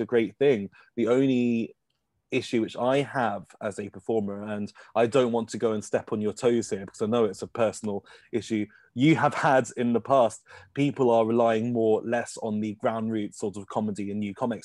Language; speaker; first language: English; native; English